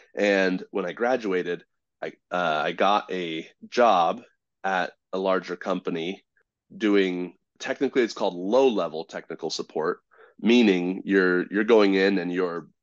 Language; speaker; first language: English; native; English